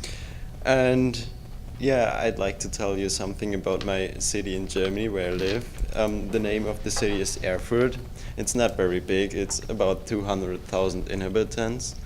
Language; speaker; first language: English; non-native, fluent; German